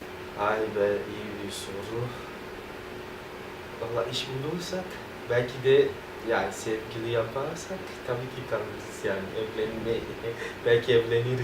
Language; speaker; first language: Turkish; non-native, fluent; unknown